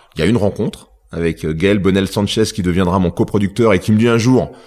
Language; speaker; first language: French; native; French